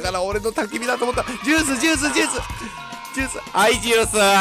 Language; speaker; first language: Japanese; native; Japanese